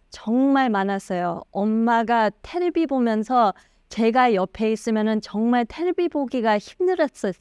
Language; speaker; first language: Korean; early bilingual, heritage; Korean